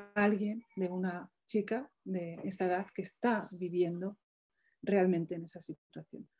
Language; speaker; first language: Spanish; non-native, fluent; Arabic